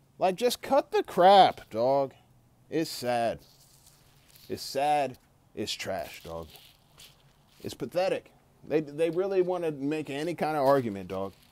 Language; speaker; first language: English; native; English